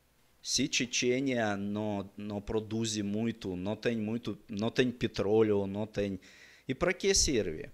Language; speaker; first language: Portuguese; non-native, learner; Russian